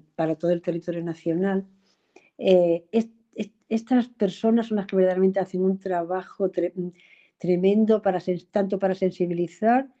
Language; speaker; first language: Spanish; native; Spanish